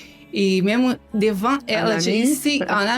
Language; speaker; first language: French; non-native, learner; Portuguese